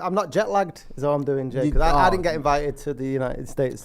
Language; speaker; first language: English; native; English